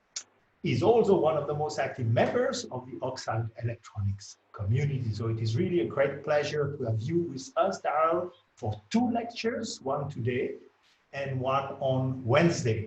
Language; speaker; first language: English; non-native, fluent; French